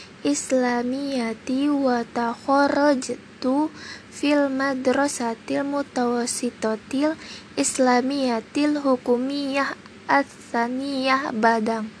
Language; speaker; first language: Arabic; non-native, learner; Indonesian